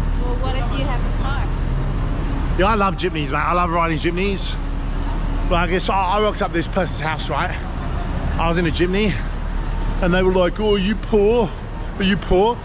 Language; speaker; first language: English; native; English